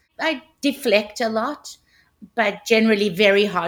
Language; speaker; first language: English; native; English